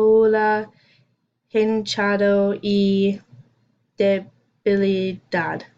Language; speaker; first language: Spanish; non-native, learner; English